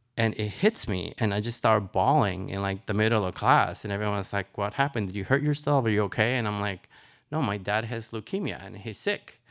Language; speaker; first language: English; early bilingual, other home language; Spanish